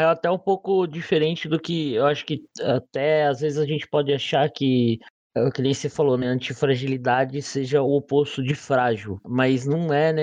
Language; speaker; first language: Portuguese; native; Portuguese